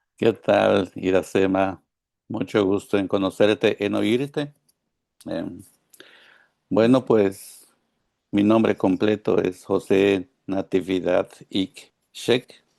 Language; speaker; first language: Spanish; non-native, local second language; Yucateco